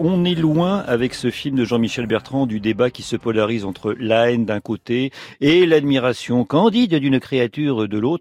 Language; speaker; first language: French; native; French